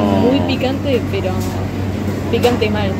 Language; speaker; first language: Spanish; non-native, fluent; French